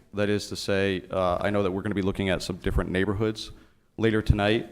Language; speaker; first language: English; native; English